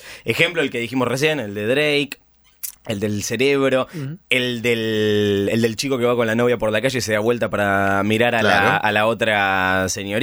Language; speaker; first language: Spanish; native; Spanish